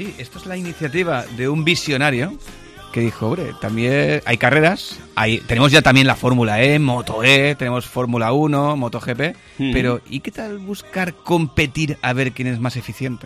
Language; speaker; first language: Spanish; native; Spanish